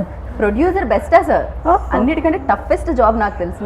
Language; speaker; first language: Telugu; native; Telugu